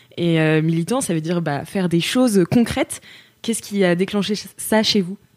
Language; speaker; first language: French; native; French